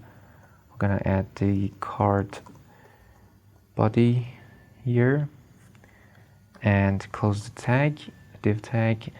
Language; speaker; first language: English; non-native, fluent; Persian